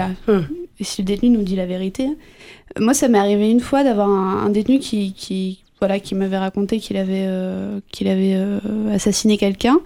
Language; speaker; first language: French; native; French